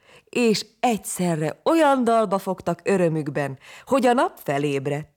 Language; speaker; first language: Hungarian; native; Hungarian